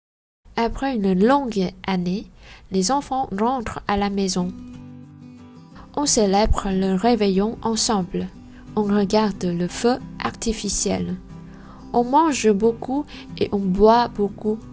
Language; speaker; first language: French; non-native, learner; Vietnamese